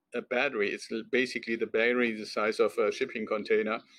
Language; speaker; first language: English; non-native, fluent; German